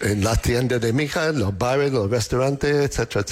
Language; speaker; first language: Spanish; non-native, learner; English